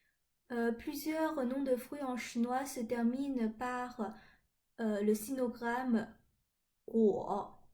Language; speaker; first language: French; non-native, fluent; Chinese